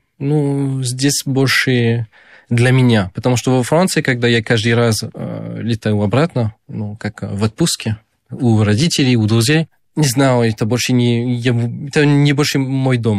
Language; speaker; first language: Russian; non-native, fluent; French